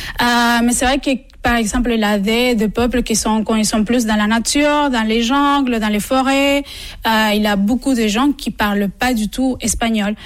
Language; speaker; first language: French; non-native, fluent; Spanish